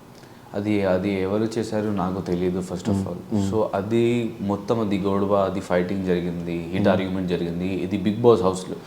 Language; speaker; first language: Telugu; non-native, local second language; Urdu